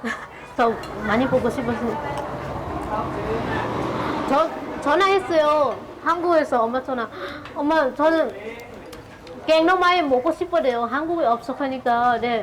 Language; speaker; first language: Korean; non-native, local second language; Lao